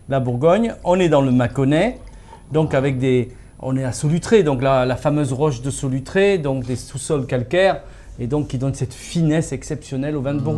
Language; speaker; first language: French; native; French